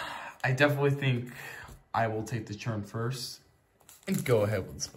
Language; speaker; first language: English; native; English